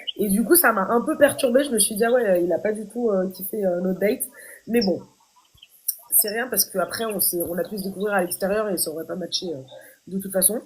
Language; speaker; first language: French; native; French